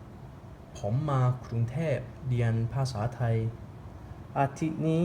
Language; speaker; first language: Thai; non-native, learner; English